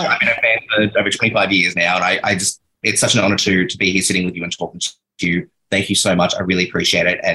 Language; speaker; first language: English; native; English